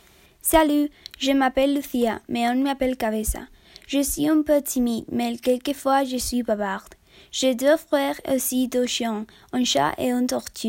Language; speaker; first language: French; non-native, learner; Spanish